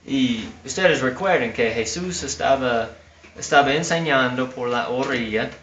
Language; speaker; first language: Spanish; non-native, fluent; English